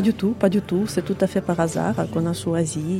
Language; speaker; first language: French; non-native, fluent; Russian